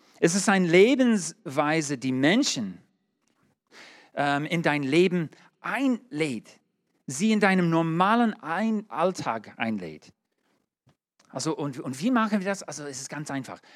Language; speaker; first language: German; non-native, learner; English